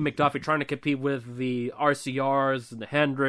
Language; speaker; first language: English; native; English